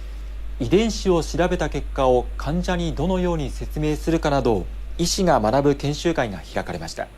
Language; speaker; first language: Japanese; native; Japanese